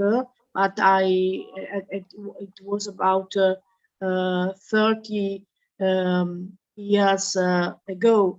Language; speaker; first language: English; non-native, learner; Italian